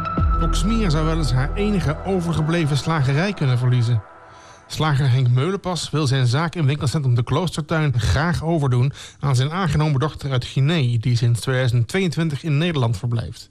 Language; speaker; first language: Dutch; native; Dutch